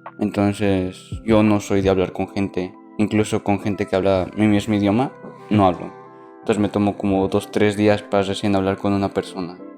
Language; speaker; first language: Spanish; native; Spanish